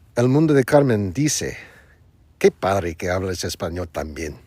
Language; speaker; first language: Spanish; non-native, fluent; English